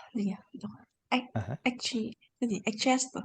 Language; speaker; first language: English; non-native, learner; Vietnamese